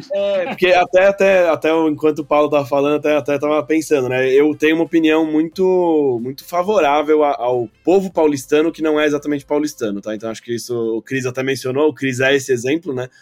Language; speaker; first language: Portuguese; native; Portuguese